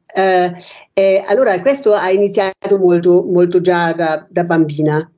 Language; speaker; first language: Italian; non-native, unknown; German